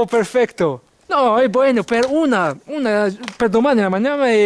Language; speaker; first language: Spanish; non-native, learner; French